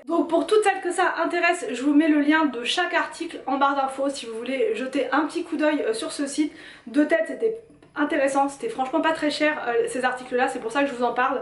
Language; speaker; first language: French; native; French